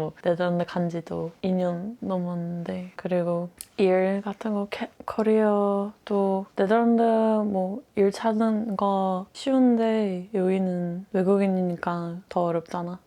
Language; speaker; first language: Korean; non-native, fluent; Dutch